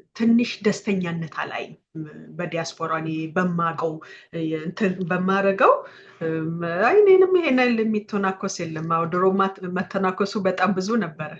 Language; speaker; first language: Amharic; native; Amharic